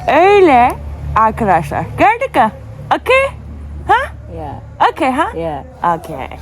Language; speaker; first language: English; non-native, learner; Turkish